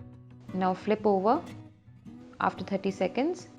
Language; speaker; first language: English; non-native, local second language; Hindi